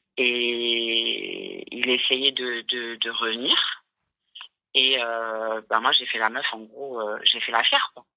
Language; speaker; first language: French; early bilingual, other home language; Arabic